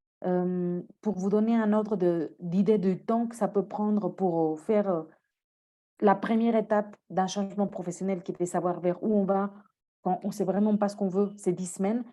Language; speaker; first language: French; non-native, fluent; Spanish